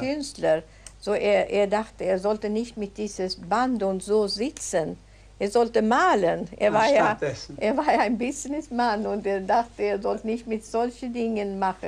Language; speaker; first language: German; non-native, learner; Swedish